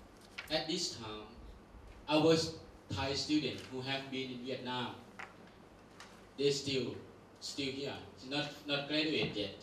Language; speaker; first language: English; non-native, learner; Thai